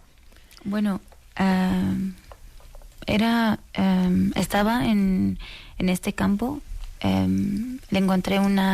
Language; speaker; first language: Spanish; non-native, learner; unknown